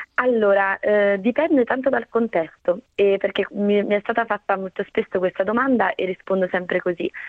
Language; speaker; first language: Italian; native; Italian